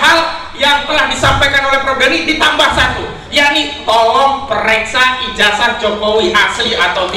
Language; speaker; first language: Indonesian; native; Indonesian